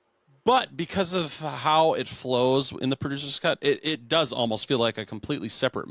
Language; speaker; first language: English; native; English